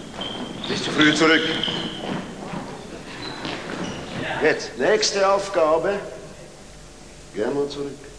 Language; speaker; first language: German; non-native, fluent; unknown